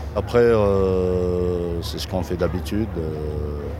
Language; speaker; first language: French; non-native, fluent; German